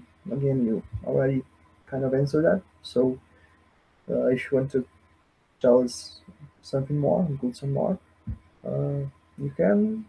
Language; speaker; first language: English; non-native, fluent; Portuguese